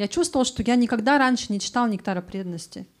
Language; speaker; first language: Russian; native; Russian